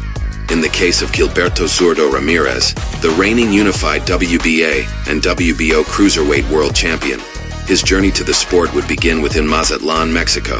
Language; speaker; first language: English; native; English